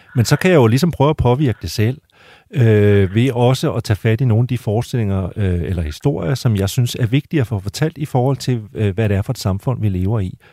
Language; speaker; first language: Danish; native; Danish